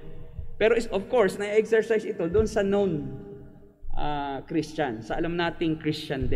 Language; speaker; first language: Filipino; native; Filipino